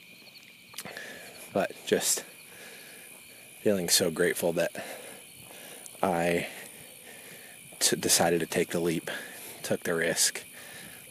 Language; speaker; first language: English; native; English